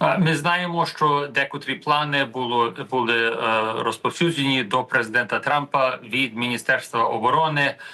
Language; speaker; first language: Ukrainian; early bilingual, heritage; Ukrainian